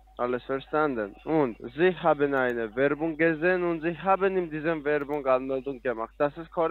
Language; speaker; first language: German; non-native, learner; Italian